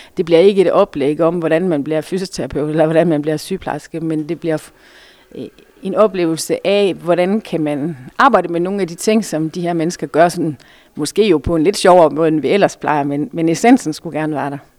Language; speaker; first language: Danish; native; Danish